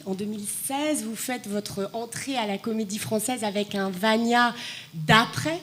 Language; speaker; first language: French; native; French